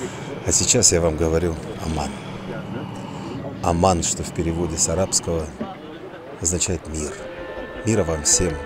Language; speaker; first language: Russian; native; Russian